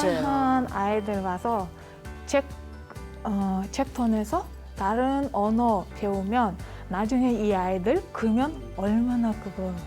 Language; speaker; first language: Korean; non-native, learner; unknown